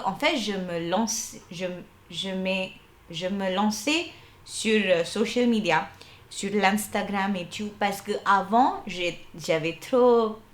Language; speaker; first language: French; non-native, fluent; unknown